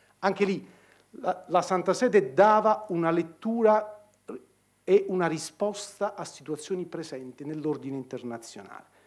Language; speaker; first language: Italian; native; Italian